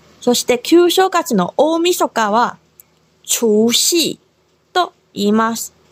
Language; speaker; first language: Japanese; non-native, fluent; Chinese